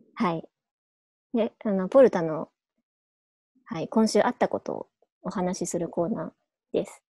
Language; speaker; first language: Japanese; native; Japanese